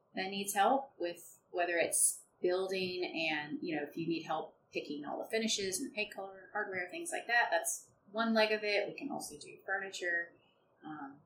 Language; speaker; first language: English; native; English